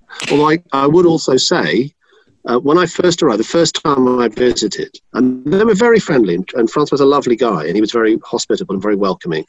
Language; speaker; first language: English; native; English